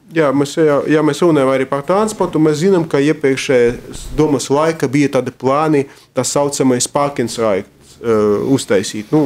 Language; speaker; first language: Latvian; non-native, local second language; Russian